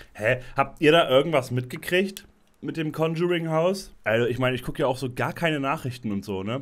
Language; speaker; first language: German; native; German